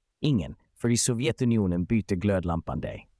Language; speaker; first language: Swedish; native; Swedish